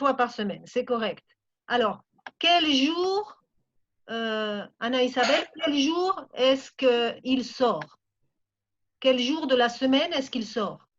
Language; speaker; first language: French; non-native, fluent; Spanish